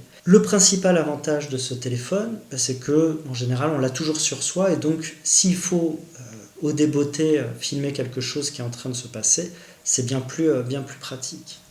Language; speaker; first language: French; native; French